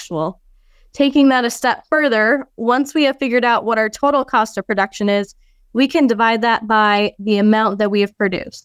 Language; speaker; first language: English; native; English